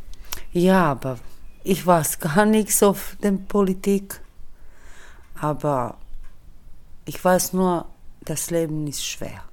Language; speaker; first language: German; early bilingual, other home language; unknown